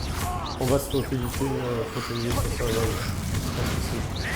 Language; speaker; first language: French; native; French